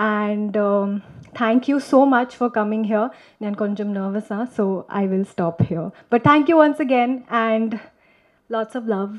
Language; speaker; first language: Tamil; non-native, local second language; Malayalam